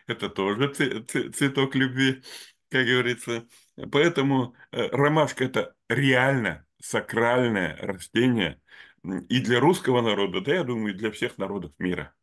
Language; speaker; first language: Russian; native; Russian